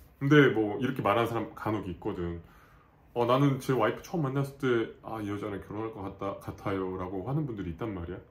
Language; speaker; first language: Korean; native; Korean